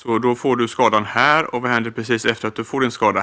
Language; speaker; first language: Swedish; native; Swedish